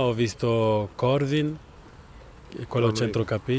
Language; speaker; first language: Italian; non-native, fluent; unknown